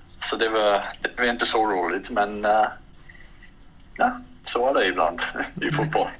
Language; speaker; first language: Swedish; non-native, fluent; English